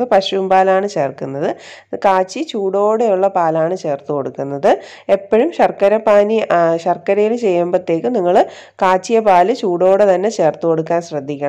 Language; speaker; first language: Malayalam; native; Malayalam